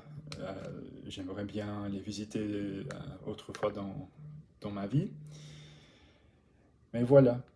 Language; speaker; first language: French; non-native, learner; English